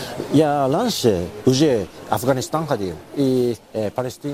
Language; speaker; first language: Russian; non-native, learner; Japanese